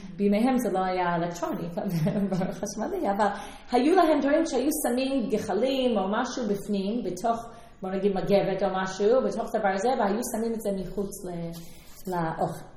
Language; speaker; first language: Hebrew; non-native, fluent; English